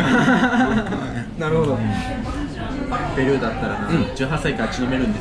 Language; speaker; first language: Japanese; early bilingual, other home language; Spanish